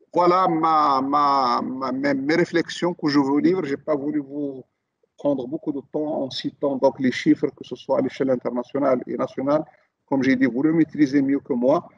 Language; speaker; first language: French; non-native, local second language; Arabic